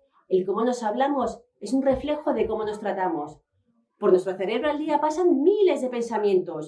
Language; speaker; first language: Spanish; native; Spanish